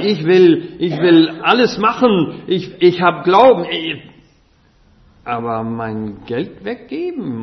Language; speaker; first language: German; non-native, fluent; English